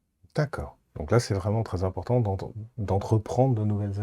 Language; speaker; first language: French; native; French